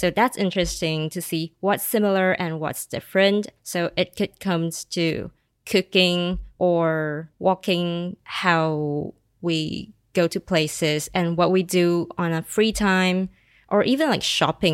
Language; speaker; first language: English; non-native, local second language; Chinese